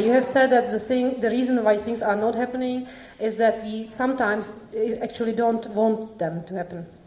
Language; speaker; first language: English; non-native, fluent; Czech